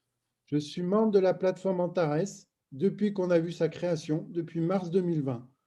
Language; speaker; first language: French; native; French